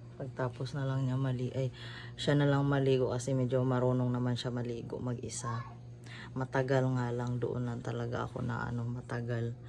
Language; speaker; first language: Filipino; non-native, local second language; Cebuano